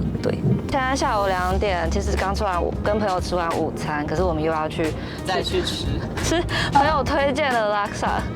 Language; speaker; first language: Chinese; native; Chinese